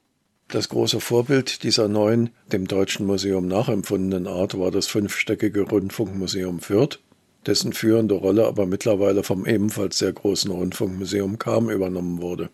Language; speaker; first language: German; native; German